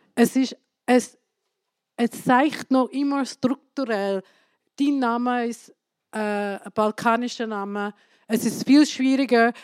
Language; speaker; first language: German; non-native, fluent; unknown